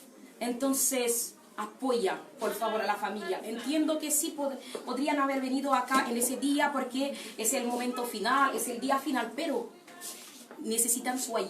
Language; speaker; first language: Spanish; non-native, fluent; Haitian Creole